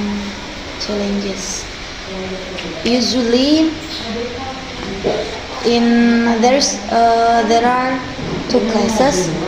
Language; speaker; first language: English; non-native, fluent; Indonesian